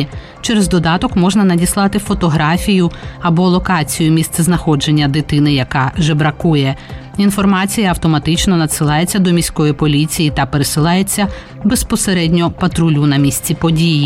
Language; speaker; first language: Ukrainian; native; Ukrainian